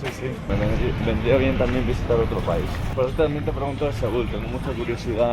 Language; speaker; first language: Spanish; native; Spanish